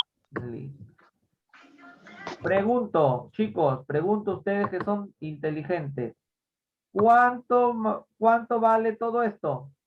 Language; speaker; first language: Spanish; native; Spanish